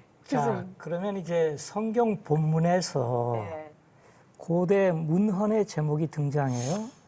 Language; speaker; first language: Korean; native; Korean